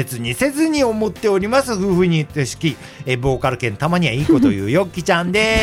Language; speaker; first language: Japanese; native; Japanese